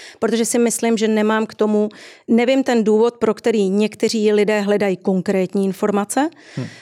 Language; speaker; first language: Czech; native; Czech